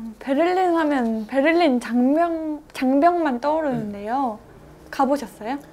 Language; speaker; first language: Korean; native; Korean